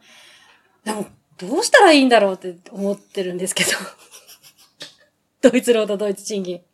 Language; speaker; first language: Japanese; native; Japanese